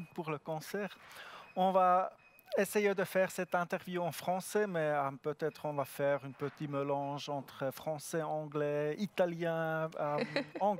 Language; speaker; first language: French; non-native, learner; German